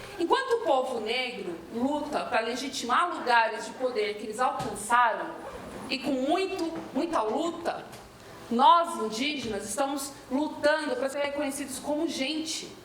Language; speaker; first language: Portuguese; native; Portuguese